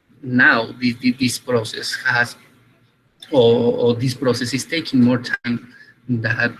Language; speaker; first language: English; non-native, fluent; Spanish